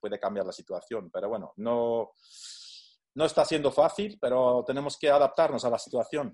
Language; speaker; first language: Spanish; non-native, fluent; Dutch